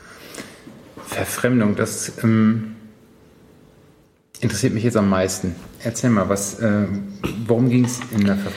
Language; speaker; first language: German; native; German